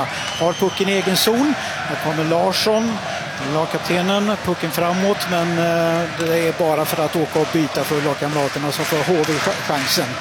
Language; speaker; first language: Swedish; native; Swedish